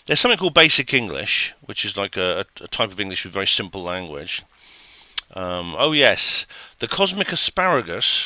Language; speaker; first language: English; native; English